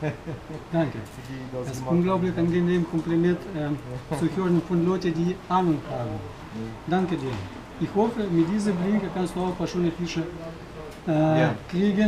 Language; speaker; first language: German; non-native, fluent; Russian